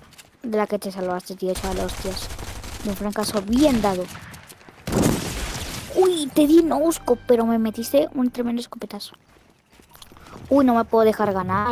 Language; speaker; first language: Spanish; native; Spanish